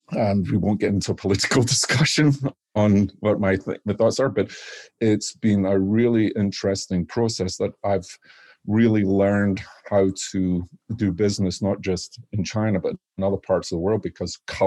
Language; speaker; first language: English; native; English